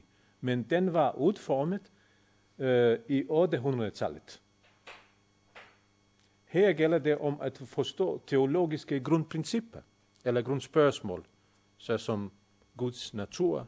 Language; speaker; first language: Danish; non-native, fluent; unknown